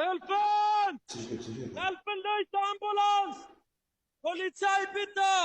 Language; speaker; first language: German; non-native, learner; Kurdish